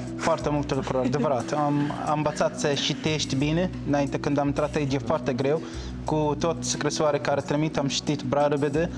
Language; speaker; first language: Romanian; non-native, learner; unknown